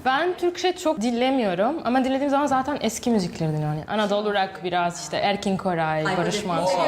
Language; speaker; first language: Turkish; non-native, fluent; Arabic